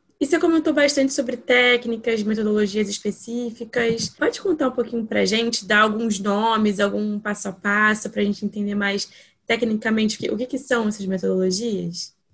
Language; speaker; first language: Portuguese; native; Portuguese